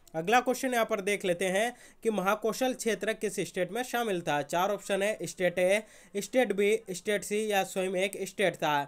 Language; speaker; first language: Hindi; native; Hindi